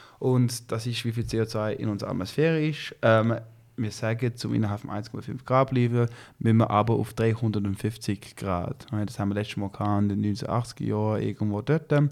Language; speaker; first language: German; early bilingual, heritage; Swiss German